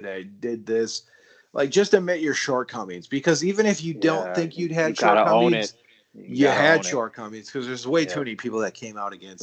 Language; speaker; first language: English; native; English